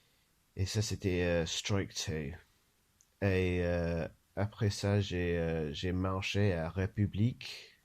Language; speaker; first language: French; non-native, learner; English